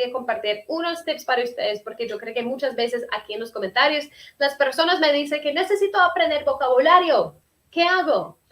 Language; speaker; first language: Spanish; non-native, fluent; English